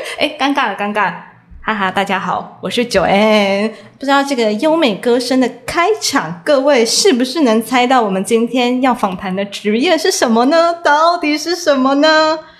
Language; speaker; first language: Chinese; native; Chinese